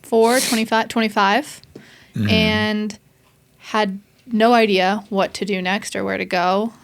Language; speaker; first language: English; native; English